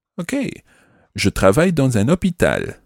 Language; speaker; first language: French; non-native, fluent; English